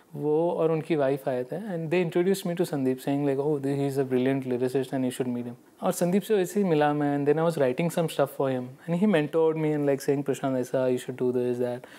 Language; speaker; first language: Hindi; non-native, local second language; Marathi